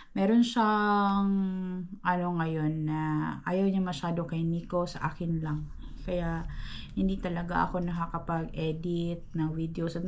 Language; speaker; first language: Filipino; non-native, local second language; Cebuano